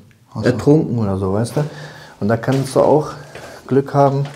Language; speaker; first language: German; native; German